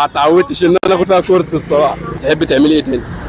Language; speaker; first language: Arabic; native; Arabic